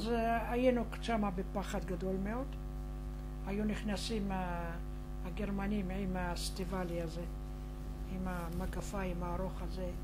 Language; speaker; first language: Hebrew; non-native, fluent; Arabic